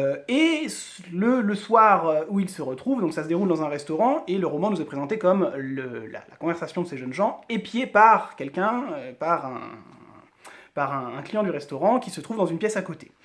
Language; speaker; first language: French; native; French